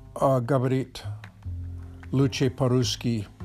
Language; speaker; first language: Russian; non-native, learner; English